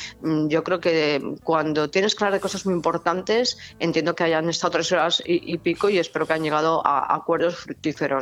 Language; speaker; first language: Spanish; native; Spanish